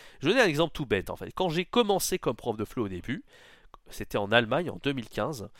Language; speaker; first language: French; native; French